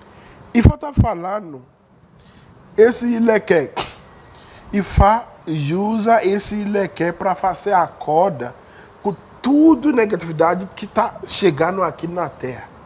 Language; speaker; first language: Portuguese; non-native, learner; Yoruba